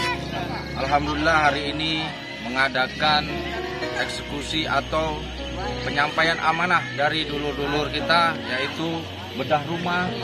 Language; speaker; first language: Indonesian; native; Indonesian